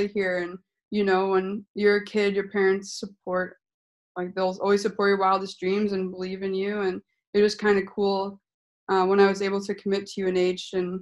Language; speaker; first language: English; native; English